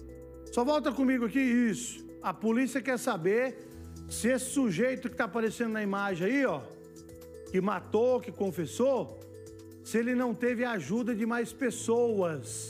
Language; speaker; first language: Portuguese; native; Portuguese